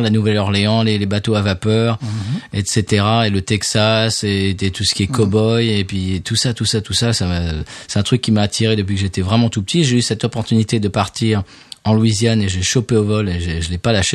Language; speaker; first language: French; native; French